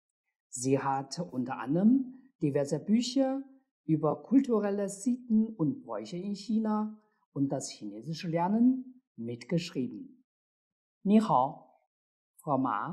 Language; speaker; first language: German; non-native, fluent; Chinese